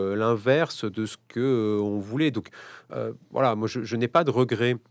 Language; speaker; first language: French; native; French